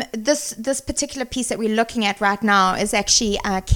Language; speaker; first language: English; native; English